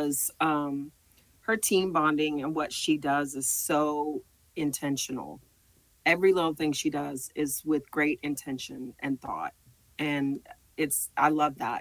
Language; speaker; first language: English; native; English